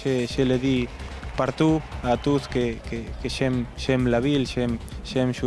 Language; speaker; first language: French; non-native, learner; Spanish